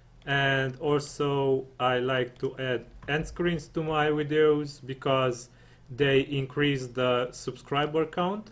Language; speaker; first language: English; non-native, fluent; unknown